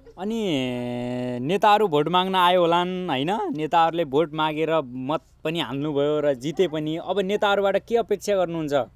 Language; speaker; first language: Nepali; native; Nepali